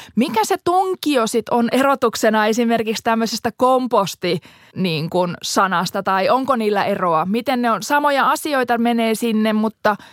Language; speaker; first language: Finnish; native; Finnish